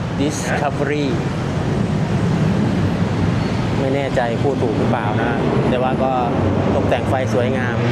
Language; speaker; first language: Thai; native; Thai